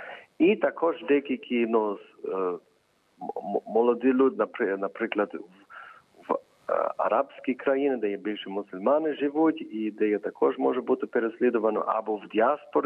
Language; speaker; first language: Ukrainian; early bilingual, heritage; Ukrainian